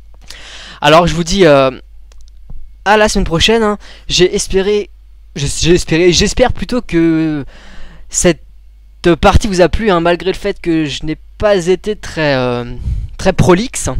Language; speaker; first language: French; native; French